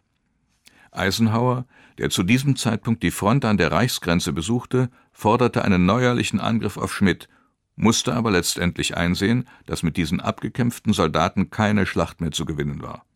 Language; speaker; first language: German; native; German